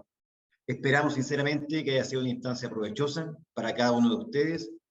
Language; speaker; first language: Spanish; native; Spanish